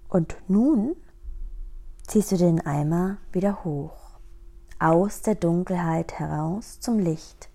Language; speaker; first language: German; native; German